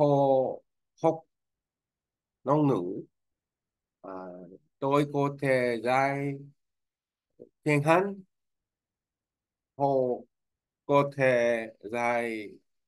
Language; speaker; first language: Vietnamese; non-native, learner; Korean